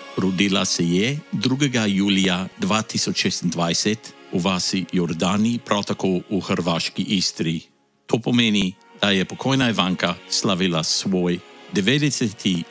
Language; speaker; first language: Slovenian; early bilingual, heritage; Slovenian